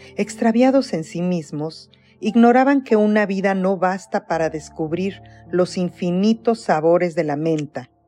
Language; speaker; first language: Spanish; native; Spanish